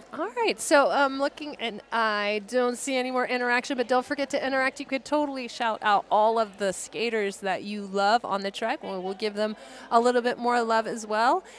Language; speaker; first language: English; native; English